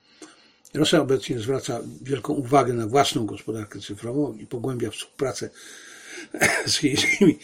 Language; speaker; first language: Polish; native; Polish